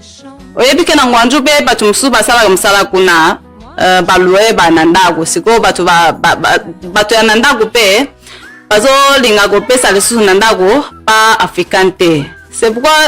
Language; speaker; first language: Lingala; non-native, fluent; Chinese